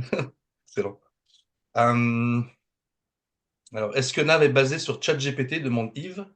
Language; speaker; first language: French; native; French